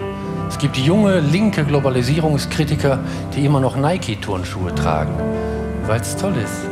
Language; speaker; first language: German; native; German